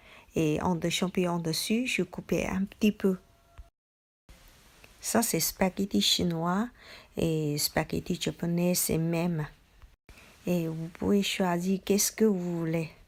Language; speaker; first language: French; non-native, learner; Chinese